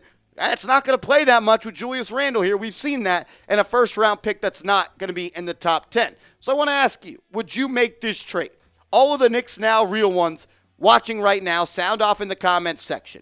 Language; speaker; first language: English; native; English